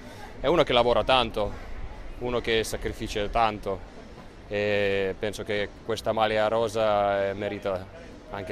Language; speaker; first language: Italian; non-native, fluent; Lithuanian